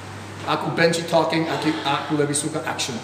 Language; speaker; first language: Indonesian; non-native, fluent; English